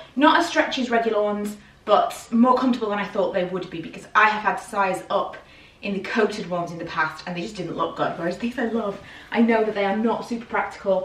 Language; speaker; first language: English; native; English